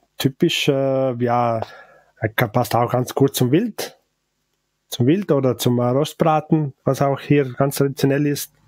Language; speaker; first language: German; non-native, local second language; Ladin